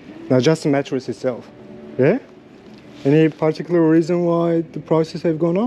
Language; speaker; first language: English; non-native, fluent; Turkish